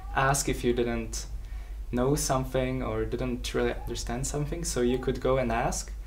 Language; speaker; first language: English; non-native, fluent; Czech